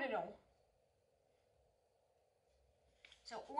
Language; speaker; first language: English; native; English